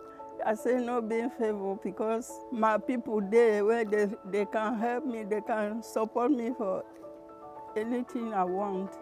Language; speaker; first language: English; non-native, learner; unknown